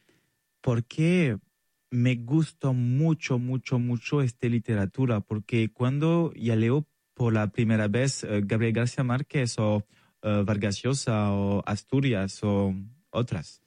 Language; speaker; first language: Spanish; non-native, learner; French